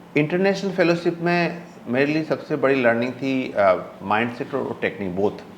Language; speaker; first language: Hindi; native; Hindi